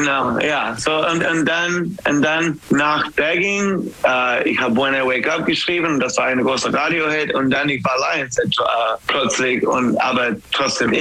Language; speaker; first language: German; non-native, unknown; English